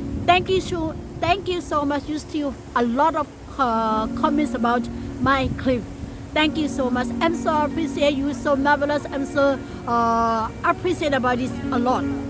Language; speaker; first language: English; non-native, learner; Thai